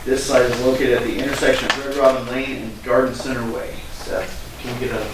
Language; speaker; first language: English; native; English